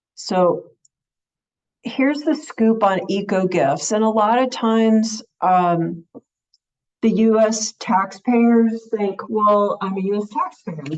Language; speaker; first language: English; native; English